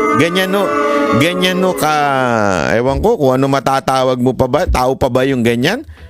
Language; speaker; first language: Filipino; native; Filipino